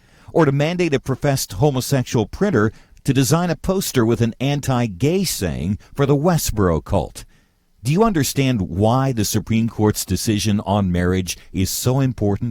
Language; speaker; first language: English; native; English